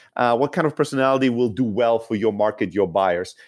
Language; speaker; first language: English; non-native, fluent; Greek